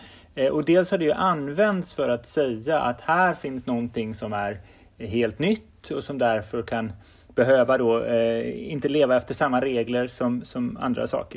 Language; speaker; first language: Swedish; native; Swedish